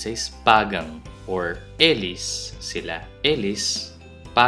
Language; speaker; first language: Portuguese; non-native, learner; Filipino